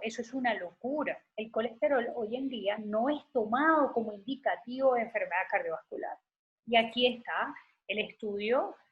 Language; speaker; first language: Spanish; native; Spanish